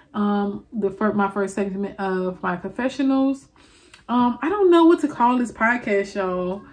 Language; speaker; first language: English; native; English